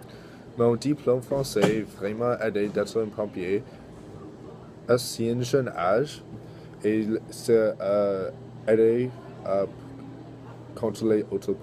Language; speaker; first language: French; non-native, learner; English